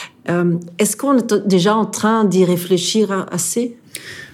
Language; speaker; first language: French; non-native, fluent; Dutch